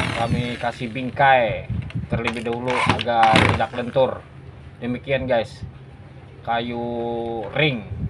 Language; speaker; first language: Indonesian; non-native, local second language; Banjar